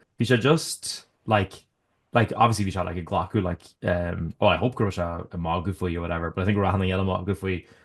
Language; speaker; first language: Irish; native; Irish